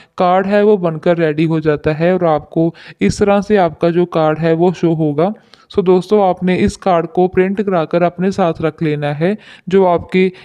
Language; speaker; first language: Hindi; non-native, local second language; Punjabi